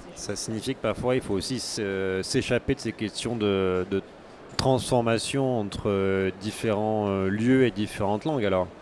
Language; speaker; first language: French; native; French